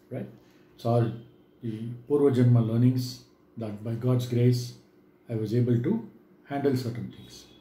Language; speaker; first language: English; non-native, local second language; Tamil